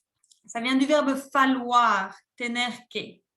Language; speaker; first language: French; non-native, fluent; Spanish